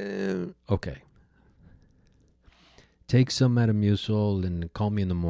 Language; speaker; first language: English; native; English